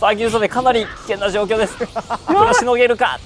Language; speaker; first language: Japanese; native; Japanese